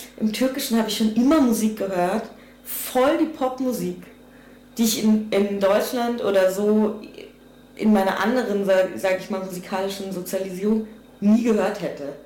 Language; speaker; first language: German; native; German